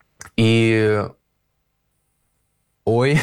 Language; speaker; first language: Spanish; non-native, learner; Russian